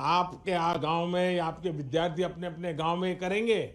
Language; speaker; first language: Hindi; non-native, local second language; Gujarati